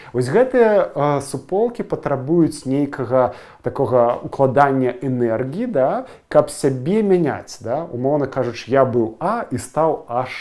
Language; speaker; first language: Belarusian; native; Belarusian